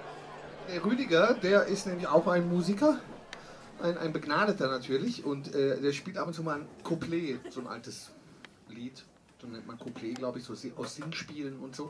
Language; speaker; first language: German; native; German